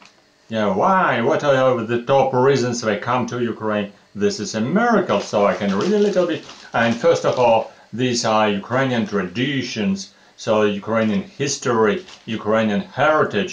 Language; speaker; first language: English; non-native, fluent; Russian